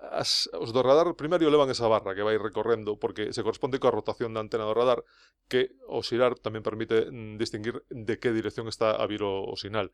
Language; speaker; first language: Galician; non-native, local second language; Spanish